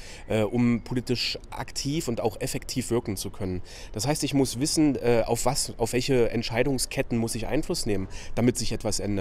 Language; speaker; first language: German; native; German